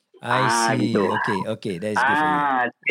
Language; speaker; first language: English; non-native, local second language; Malay